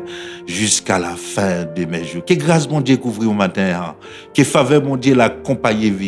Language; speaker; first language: French; non-native, local second language; Haitian Creole